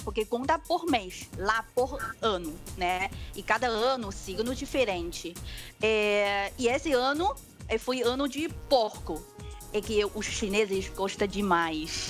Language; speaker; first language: Portuguese; non-native, learner; Chinese